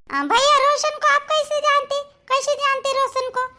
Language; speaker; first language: Hindi; non-native, local second language; Marathi